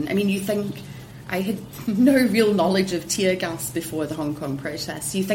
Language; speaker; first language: English; native; English